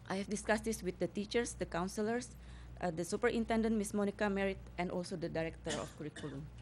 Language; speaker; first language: English; non-native, fluent; Indonesian